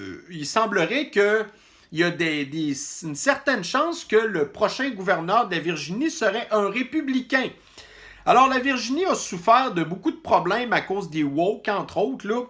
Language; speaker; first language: French; native; French